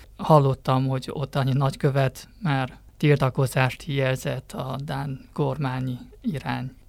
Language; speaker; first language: Hungarian; non-native, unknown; Chinese